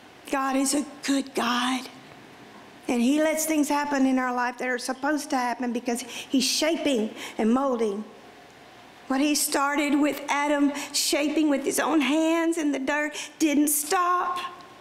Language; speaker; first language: English; native; English